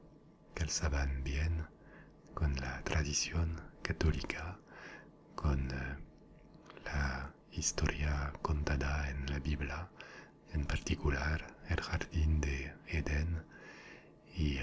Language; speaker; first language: Spanish; non-native, fluent; French